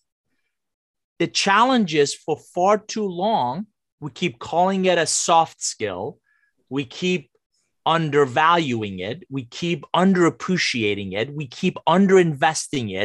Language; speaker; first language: English; non-native, fluent; Persian